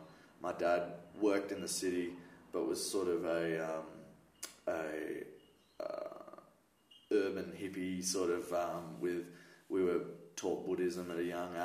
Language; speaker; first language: English; native; English